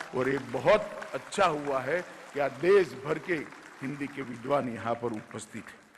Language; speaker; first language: Hindi; non-native, local second language; Gujarati